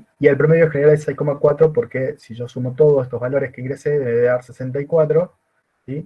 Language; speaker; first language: Spanish; native; Spanish